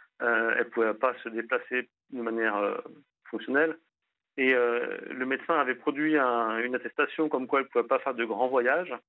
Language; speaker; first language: French; native; French